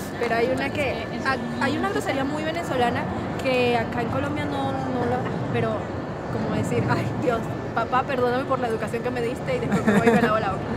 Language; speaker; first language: Spanish; native; Spanish